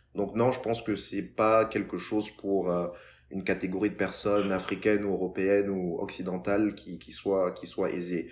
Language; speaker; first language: French; non-native, local second language; Lingala